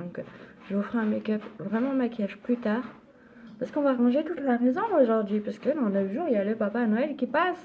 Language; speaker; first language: French; native; French